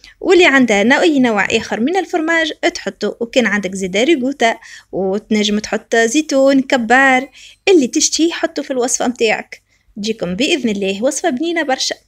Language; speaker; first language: Arabic; native; Arabic